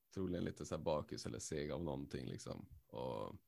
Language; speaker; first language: Swedish; native; Swedish